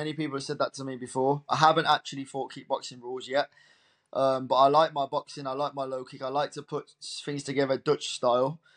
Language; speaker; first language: English; native; English